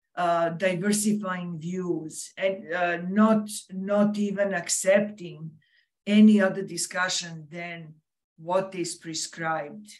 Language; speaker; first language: English; non-native, fluent; Serbian